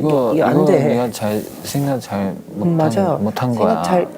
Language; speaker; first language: Korean; non-native, learner; Chinese